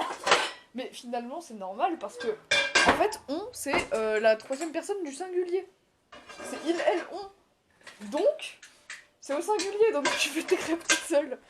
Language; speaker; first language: French; native; French